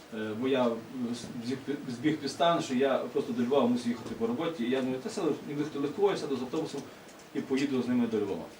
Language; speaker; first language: Ukrainian; native; Ukrainian